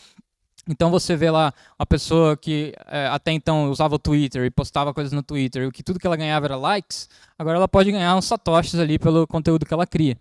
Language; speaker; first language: Portuguese; native; Portuguese